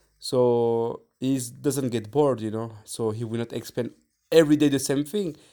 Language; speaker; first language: English; non-native, fluent; French